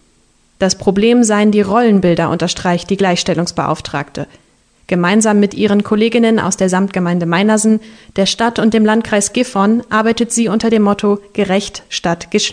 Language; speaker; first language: German; native; German